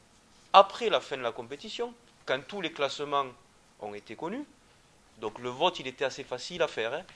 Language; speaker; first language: French; native; French